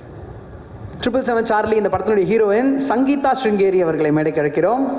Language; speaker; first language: Tamil; native; Tamil